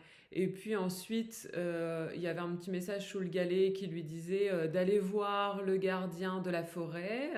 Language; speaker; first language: French; native; French